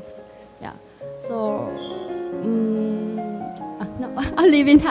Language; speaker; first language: English; non-native, learner; Vietnamese